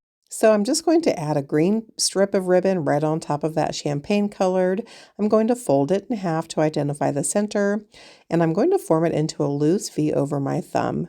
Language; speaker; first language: English; native; English